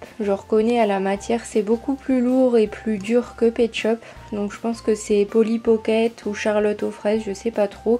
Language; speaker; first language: French; native; French